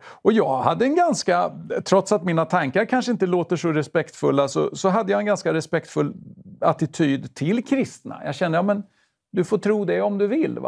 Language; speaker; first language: Swedish; native; Swedish